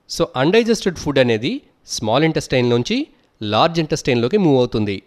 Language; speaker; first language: English; non-native, local second language; Telugu